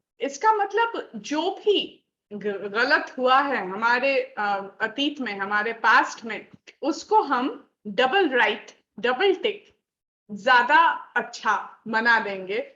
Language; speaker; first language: Hindi; non-native, local second language; Bangla